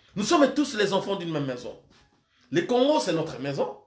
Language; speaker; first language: French; non-native, local second language; Lingala